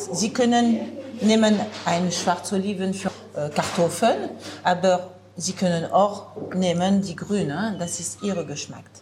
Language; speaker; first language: German; non-native, learner; French